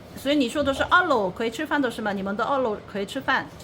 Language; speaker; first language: Chinese; non-native, learner; Korean